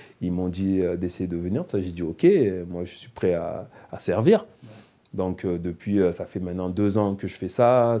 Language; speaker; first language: French; native; French